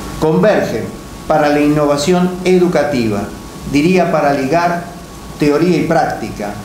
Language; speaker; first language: Spanish; native; Spanish